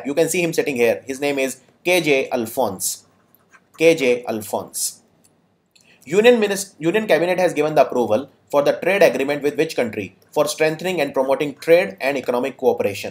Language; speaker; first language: English; non-native, local second language; Hindi